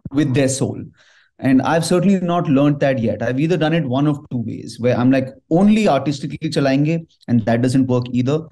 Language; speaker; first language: Hindi; early bilingual, heritage; Hindi